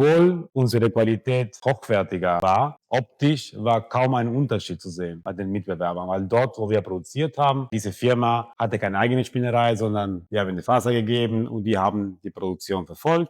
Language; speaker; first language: German; non-native, fluent; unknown